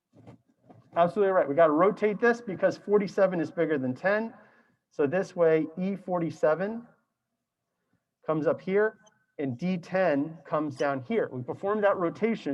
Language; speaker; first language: English; native; English